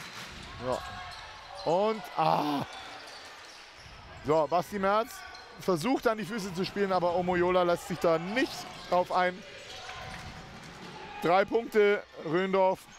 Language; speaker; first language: German; native; German